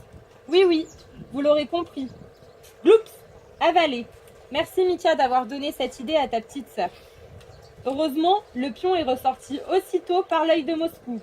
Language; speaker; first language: French; native; French